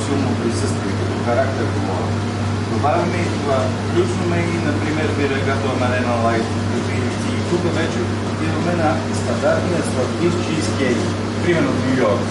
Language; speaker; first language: Bulgarian; native; Bulgarian